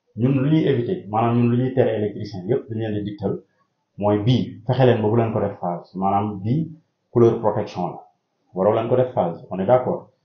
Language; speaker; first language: Wolof; native; Wolof